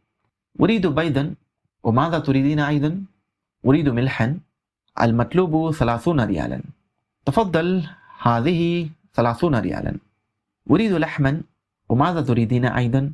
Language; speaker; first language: Arabic; non-native, fluent; Urdu